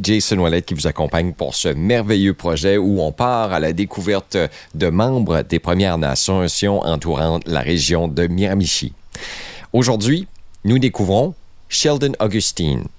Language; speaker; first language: French; native; French